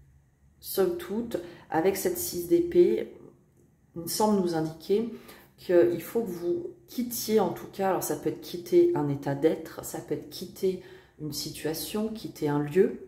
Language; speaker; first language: French; native; French